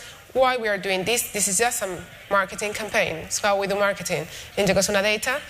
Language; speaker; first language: English; non-native, fluent; Spanish